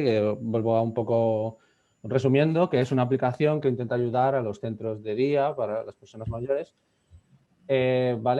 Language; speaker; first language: Spanish; native; Spanish